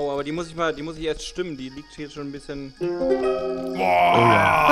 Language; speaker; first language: German; native; German